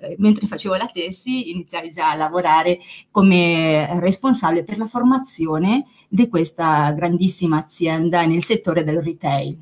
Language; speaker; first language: Italian; non-native, fluent; Spanish